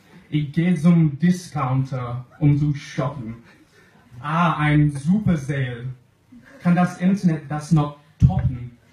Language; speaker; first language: German; non-native, fluent; English